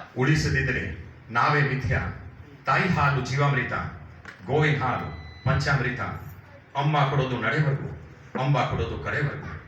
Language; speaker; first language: Kannada; non-native, local second language; Hindi